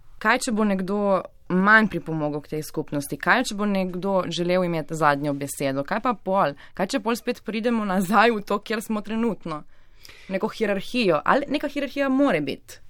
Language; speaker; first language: Slovenian; native; Slovenian